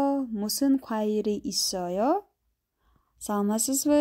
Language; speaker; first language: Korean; non-native, fluent; Kyrgyz